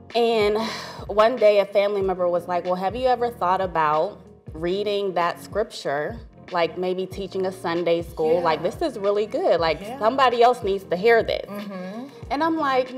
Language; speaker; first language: English; native; English